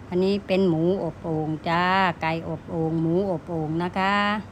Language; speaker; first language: Thai; native; Thai